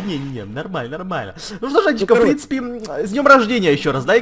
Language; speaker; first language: Russian; native; Russian